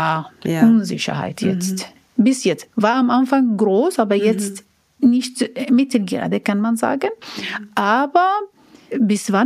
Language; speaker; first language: German; non-native, learner; Arabic